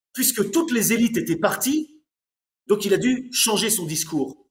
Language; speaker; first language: French; native; French